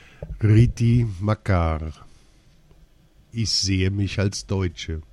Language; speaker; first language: German; early bilingual, other home language; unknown